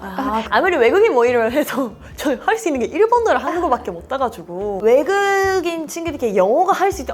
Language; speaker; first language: Korean; non-native, fluent; Japanese